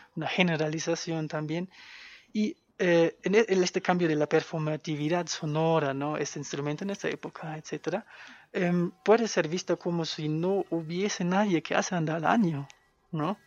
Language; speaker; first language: Spanish; non-native, fluent; German